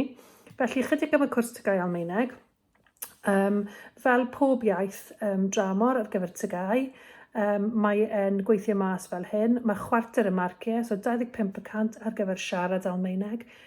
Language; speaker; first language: Welsh; native; Welsh